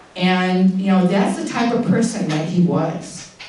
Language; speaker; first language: English; native; English